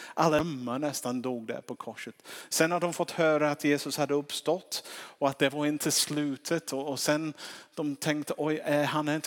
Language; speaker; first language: Swedish; non-native, fluent; English